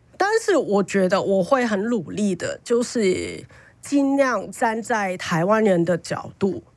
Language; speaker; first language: Chinese; non-native, fluent; Cantonese